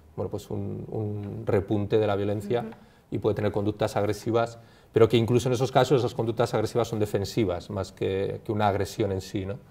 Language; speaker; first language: Spanish; native; Spanish